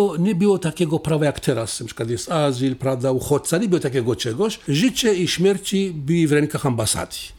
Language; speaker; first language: Polish; non-native, fluent; Assyrian Neo-Aramaic